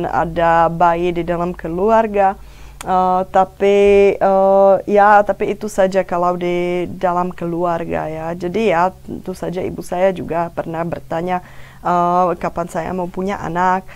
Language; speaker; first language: Indonesian; non-native, fluent; Czech